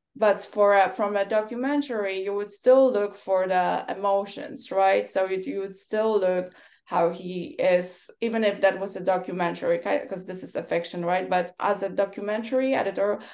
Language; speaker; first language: English; non-native, fluent; Polish